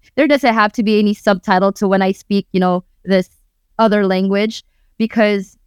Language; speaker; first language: English; early bilingual, other home language; Waray